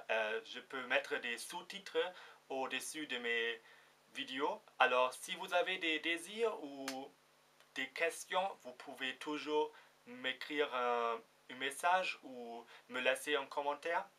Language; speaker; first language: French; non-native, fluent; German